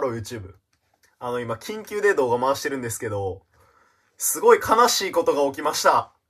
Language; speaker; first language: Japanese; native; Japanese